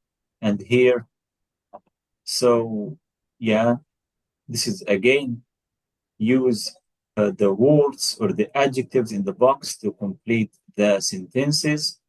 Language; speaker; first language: English; non-native, fluent; Arabic